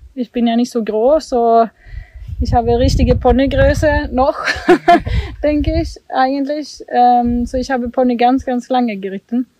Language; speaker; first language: German; non-native, fluent; Swedish